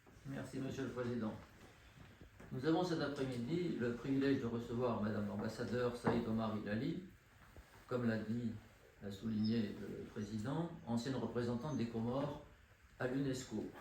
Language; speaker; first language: French; native; French